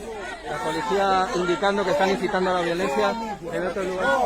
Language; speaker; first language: Spanish; native; Spanish